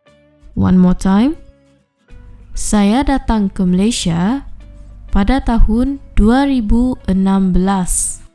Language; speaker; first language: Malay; non-native, fluent; Urdu